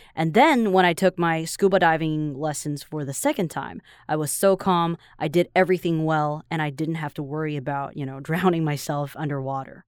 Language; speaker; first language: English; non-native, fluent; Chinese